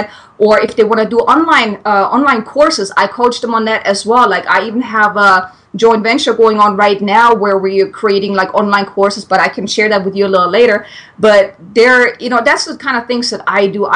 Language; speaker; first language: English; non-native, fluent; German